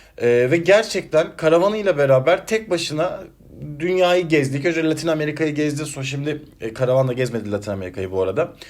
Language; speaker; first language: Turkish; native; Turkish